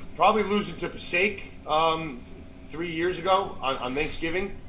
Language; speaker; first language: English; native; English